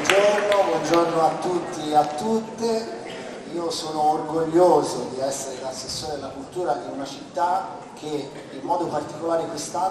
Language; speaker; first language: Italian; native; Italian